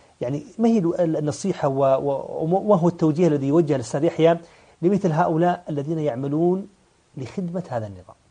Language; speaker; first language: Arabic; native; Arabic